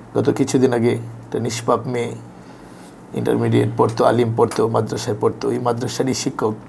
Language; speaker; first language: Bangla; native; Bangla